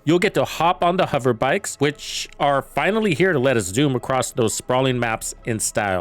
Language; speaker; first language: English; native; English